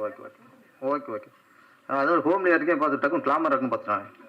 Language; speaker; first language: Tamil; native; Tamil